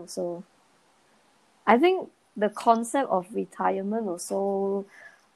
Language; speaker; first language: English; non-native, local second language; Chinese